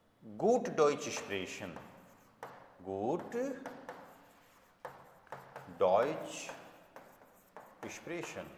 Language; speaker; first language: German; non-native, fluent; Hindi